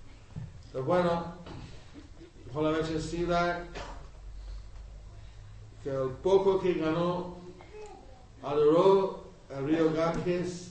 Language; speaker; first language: Spanish; non-native, learner; English